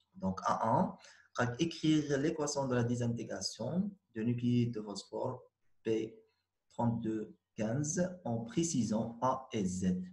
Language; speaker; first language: French; non-native, local second language; Arabic